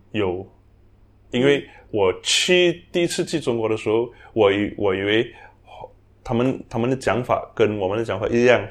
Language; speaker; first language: Chinese; non-native, local second language; Tamil